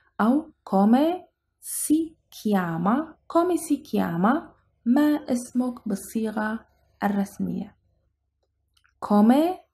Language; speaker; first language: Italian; non-native, fluent; Arabic